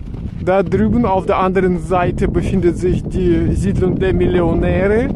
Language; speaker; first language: German; non-native, fluent; Russian